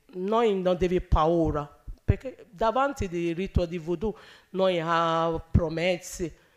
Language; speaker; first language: Italian; non-native, learner; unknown